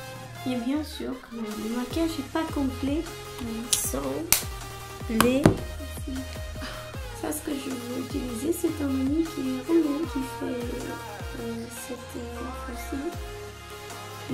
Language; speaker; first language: French; non-native, learner; Romanian